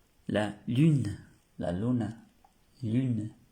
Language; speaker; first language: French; non-native, fluent; Spanish